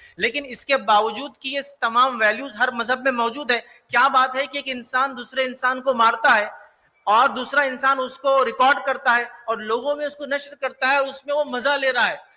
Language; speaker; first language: Urdu; native; Urdu